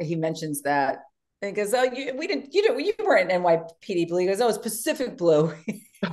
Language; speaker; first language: English; native; English